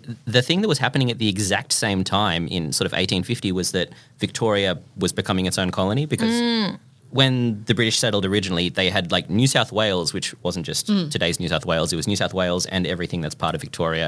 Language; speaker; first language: English; native; English